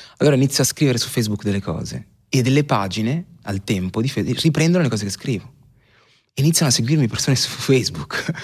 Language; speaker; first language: Italian; early bilingual, other home language; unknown